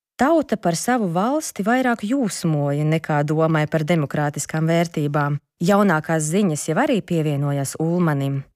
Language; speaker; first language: Latvian; non-native, local second language; Ukrainian